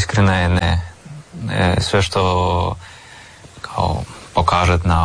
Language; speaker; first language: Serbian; non-native, learner; Russian